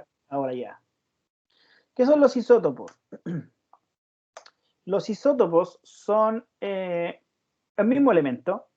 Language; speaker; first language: Spanish; native; Spanish